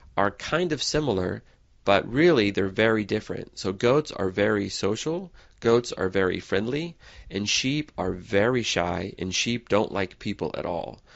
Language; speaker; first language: English; native; English